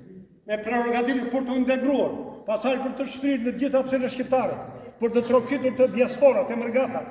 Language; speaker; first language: Albanian; native; Albanian